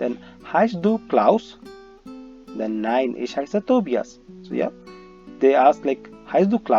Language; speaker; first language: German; non-native, learner; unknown